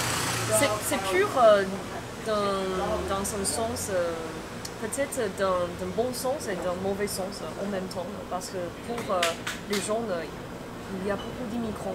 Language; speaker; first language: French; non-native, fluent; Chinese